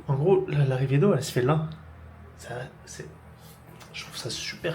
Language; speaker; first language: French; native; French